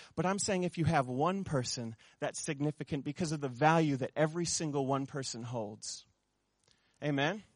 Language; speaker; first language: English; native; English